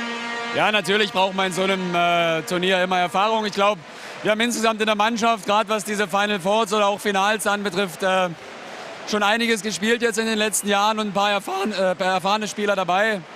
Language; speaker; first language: German; native; German